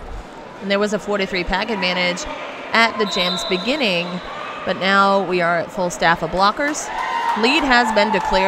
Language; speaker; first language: English; native; English